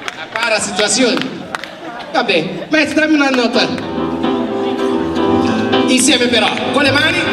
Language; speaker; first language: Italian; non-native, fluent; Portuguese